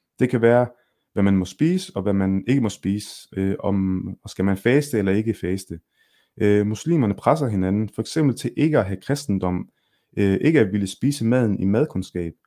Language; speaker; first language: Danish; early bilingual, other home language; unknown